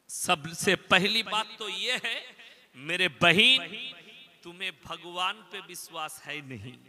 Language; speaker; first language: Hindi; non-native, local second language; Bangla